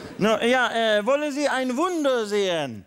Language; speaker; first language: German; non-native, learner; Swedish